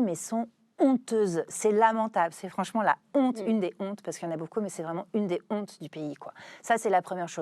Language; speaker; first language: French; native; French